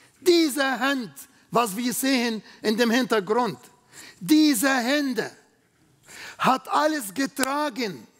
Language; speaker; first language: German; non-native, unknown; Arabic